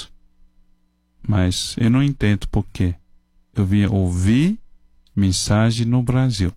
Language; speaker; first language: Portuguese; non-native, fluent; Chinese